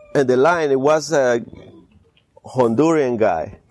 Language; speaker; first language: English; early bilingual, other home language; Spanish